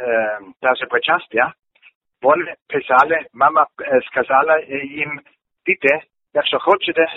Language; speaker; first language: Ukrainian; non-native, learner; German